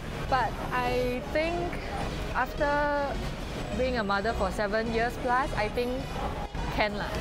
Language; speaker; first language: English; non-native, local second language; Chinese